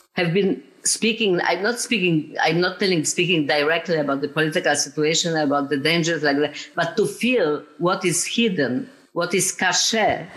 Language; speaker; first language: English; non-native, fluent; Polish